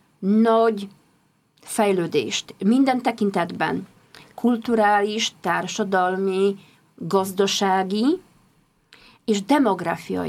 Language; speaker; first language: Hungarian; non-native, fluent; Polish